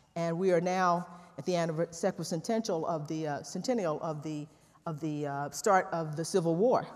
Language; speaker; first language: English; native; English